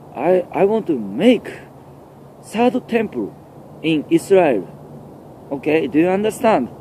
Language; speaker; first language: English; non-native, learner; Japanese